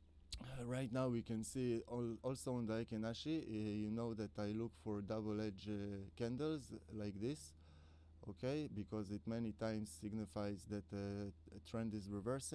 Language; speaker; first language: English; non-native, fluent; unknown